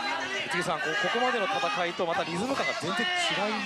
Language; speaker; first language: Japanese; native; Japanese